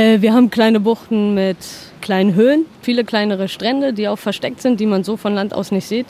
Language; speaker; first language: German; native; German